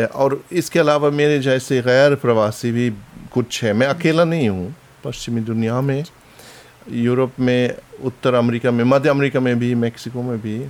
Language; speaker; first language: Hindi; non-native, fluent; German